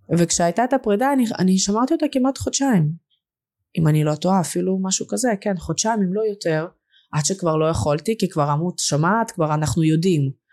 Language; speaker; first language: Hebrew; early bilingual, other home language; Russian